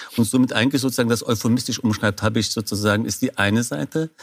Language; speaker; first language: German; non-native, fluent; Kurdish